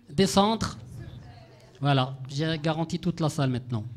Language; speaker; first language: French; non-native, local second language; Arabic